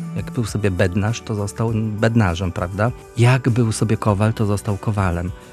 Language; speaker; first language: Polish; native; Polish